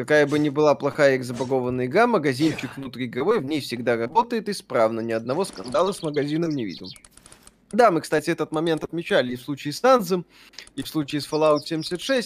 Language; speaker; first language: Russian; native; Russian